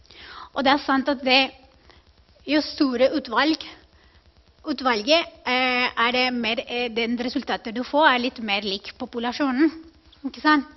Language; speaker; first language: Norwegian; non-native, fluent; Spanish